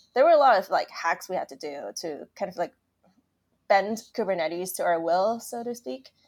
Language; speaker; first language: English; non-native, local second language; Cantonese